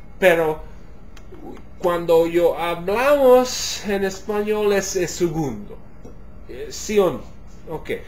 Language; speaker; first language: Spanish; non-native, learner; English